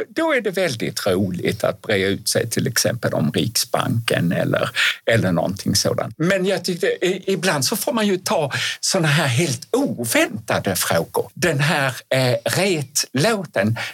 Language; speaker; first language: Swedish; native; Swedish